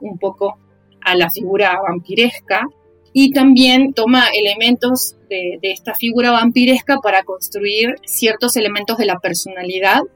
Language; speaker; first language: Spanish; native; Spanish